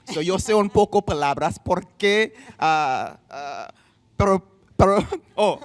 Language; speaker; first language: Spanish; non-native, learner; English